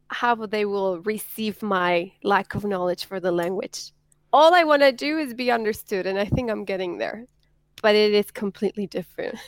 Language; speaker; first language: English; non-native, fluent; Spanish